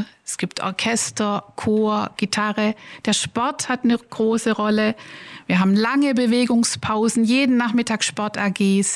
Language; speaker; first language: German; native; German